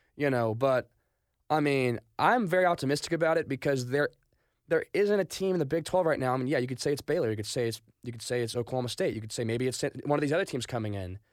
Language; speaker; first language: English; native; English